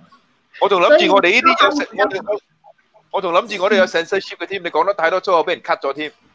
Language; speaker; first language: Chinese; native; Chinese